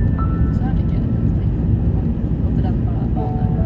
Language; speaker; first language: Swedish; non-native, fluent; English